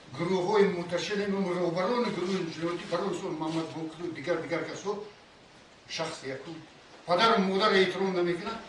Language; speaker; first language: Tajik; non-native, local second language; Shughni